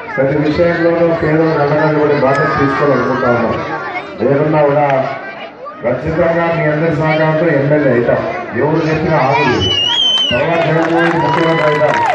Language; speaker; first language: Telugu; native; Telugu